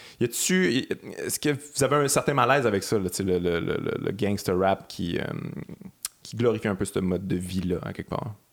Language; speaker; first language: French; native; French